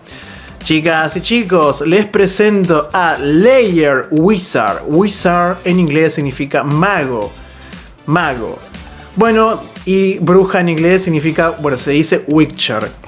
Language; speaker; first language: Spanish; native; Spanish